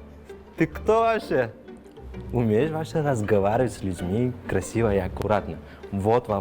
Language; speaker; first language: Russian; non-native, local second language; Uzbek